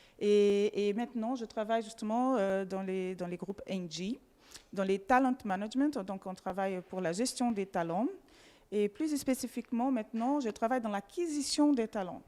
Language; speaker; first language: French; non-native, fluent; Portuguese